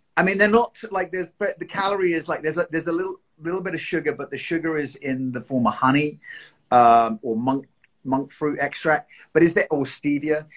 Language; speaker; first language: English; native; English